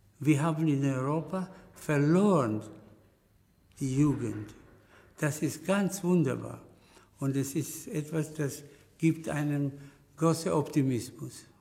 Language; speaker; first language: German; non-native, fluent; Spanish